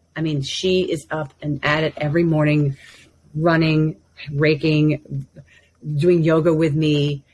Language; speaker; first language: English; native; English